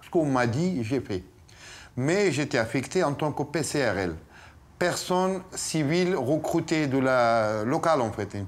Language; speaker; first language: French; non-native, fluent; Persian